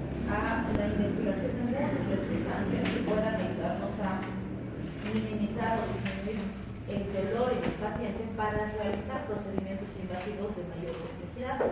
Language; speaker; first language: Spanish; native; Spanish